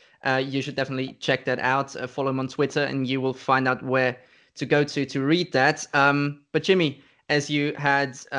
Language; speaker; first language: English; non-native, fluent; German